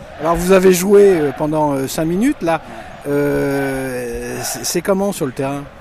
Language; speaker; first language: French; native; French